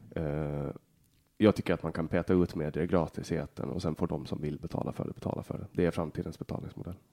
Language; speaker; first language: Swedish; native; Swedish